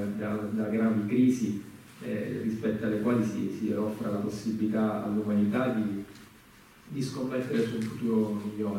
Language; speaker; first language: Italian; native; Italian